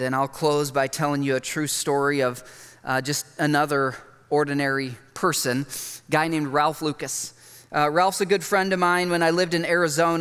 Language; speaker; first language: English; native; English